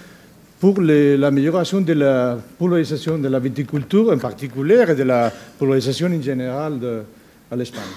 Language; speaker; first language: French; non-native, learner; Spanish